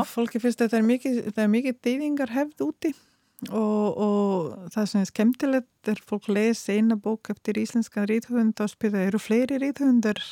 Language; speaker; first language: Icelandic; non-native, fluent; Croatian